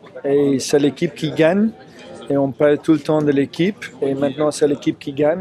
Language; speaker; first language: French; non-native, fluent; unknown